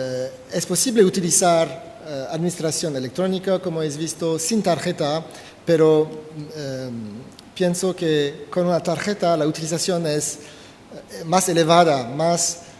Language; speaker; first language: Spanish; non-native, fluent; French